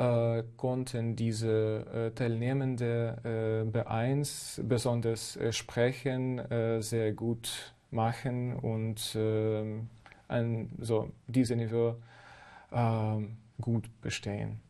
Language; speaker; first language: German; non-native, fluent; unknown